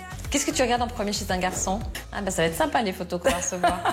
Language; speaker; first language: French; native; French